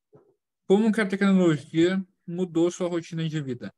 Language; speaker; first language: Portuguese; native; Portuguese